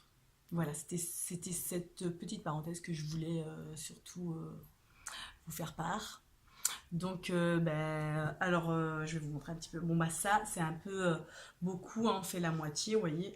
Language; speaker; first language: French; native; French